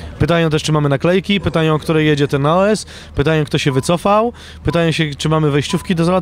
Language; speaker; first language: Polish; native; Polish